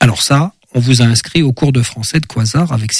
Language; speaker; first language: French; native; French